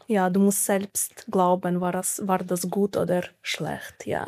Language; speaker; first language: German; non-native, learner; Ukrainian